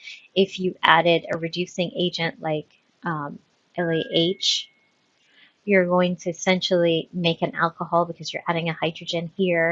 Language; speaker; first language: English; native; English